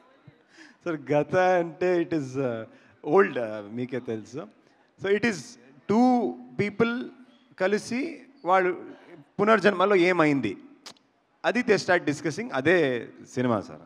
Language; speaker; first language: Telugu; non-native, local second language; Kannada